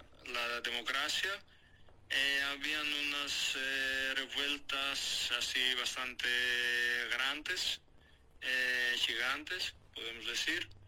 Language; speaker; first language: Spanish; non-native, fluent; Greek